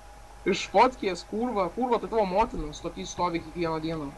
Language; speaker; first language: Lithuanian; native; Lithuanian